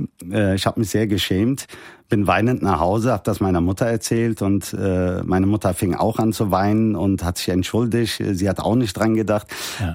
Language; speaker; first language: German; early bilingual, heritage; Turkish